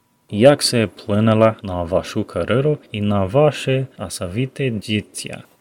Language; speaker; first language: Ukrainian; non-native, learner; English